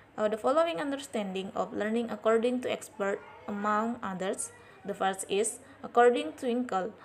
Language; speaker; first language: English; non-native, learner; Indonesian